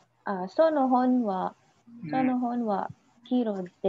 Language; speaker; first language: Japanese; non-native, learner; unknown